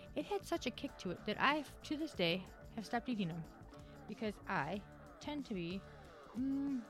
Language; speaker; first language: English; native; English